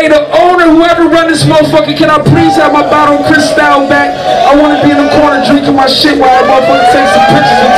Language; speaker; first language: English; native; English